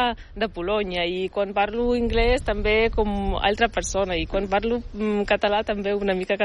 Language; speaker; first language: Catalan; non-native, fluent; Ukrainian